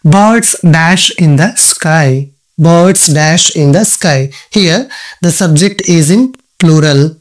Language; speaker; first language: English; non-native, local second language; Kannada